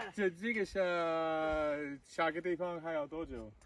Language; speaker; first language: Chinese; non-native, learner; English